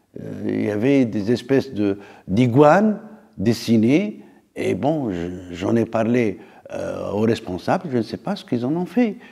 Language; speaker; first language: French; non-native, local second language; Arabic